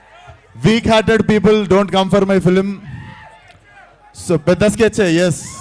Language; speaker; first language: Telugu; native; Telugu